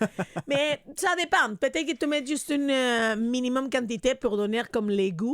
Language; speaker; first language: French; non-native, fluent; Spanish